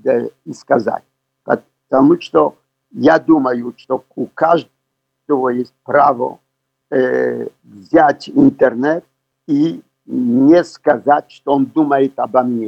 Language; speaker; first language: Russian; non-native, learner; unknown